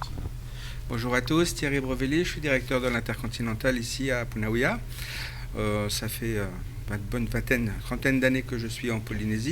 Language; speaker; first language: French; native; French